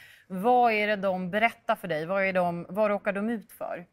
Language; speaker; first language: Swedish; native; Swedish